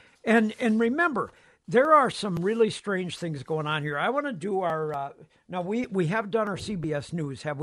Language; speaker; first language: English; native; English